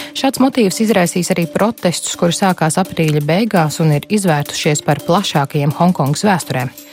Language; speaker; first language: Latvian; native; Latvian